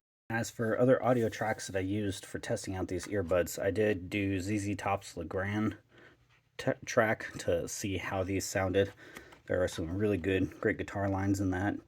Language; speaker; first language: English; native; English